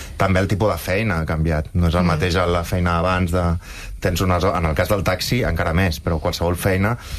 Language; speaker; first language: Catalan; native; Catalan